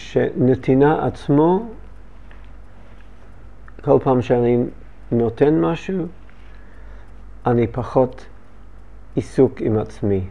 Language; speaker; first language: Hebrew; non-native, learner; English